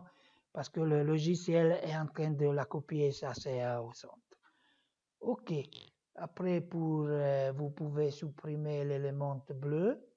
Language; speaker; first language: French; non-native, fluent; Italian